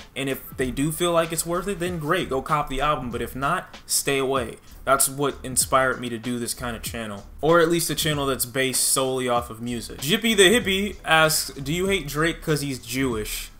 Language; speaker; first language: English; native; English